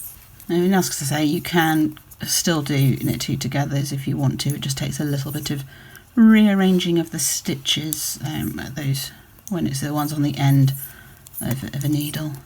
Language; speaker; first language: English; native; English